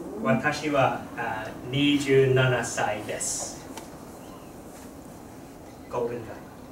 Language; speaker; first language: Japanese; non-native, learner; English